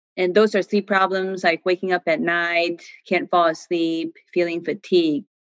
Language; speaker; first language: English; non-native, fluent; Chinese